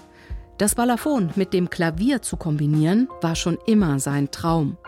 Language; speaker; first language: German; native; German